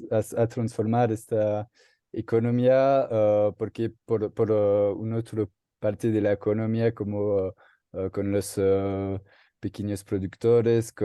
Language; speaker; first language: Spanish; non-native, learner; French